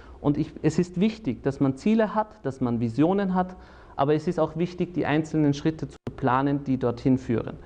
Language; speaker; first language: German; early bilingual, other home language; Turkish